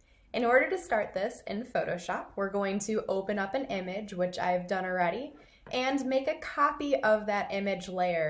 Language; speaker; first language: English; native; English